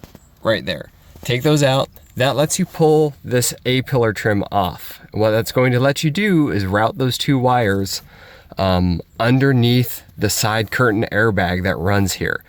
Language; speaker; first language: English; native; English